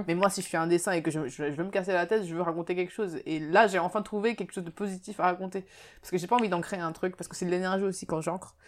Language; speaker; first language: French; early bilingual, other home language; Japanese